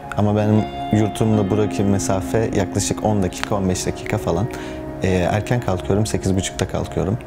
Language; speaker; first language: Turkish; native; Turkish